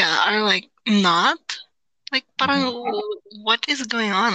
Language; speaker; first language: English; non-native, local second language; Cebuano